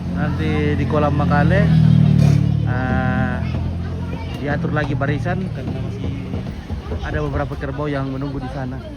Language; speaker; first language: Indonesian; non-native, local second language; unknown